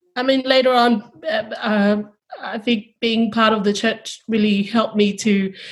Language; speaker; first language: English; early bilingual, other home language; Tongan